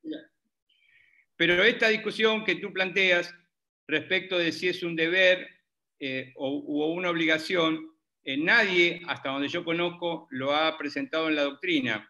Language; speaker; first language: Spanish; native; Spanish